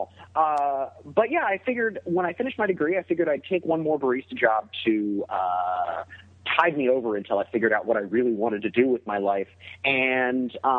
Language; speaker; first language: English; native; English